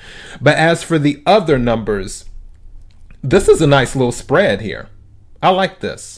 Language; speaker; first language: English; native; English